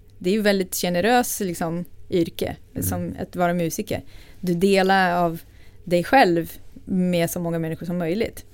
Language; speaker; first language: Swedish; non-native, fluent; Portuguese